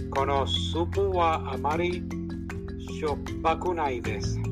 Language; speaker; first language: Japanese; non-native, learner; English